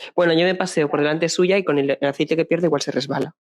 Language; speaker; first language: Spanish; non-native, local second language; Catalan